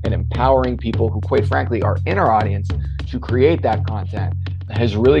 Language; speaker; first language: English; native; English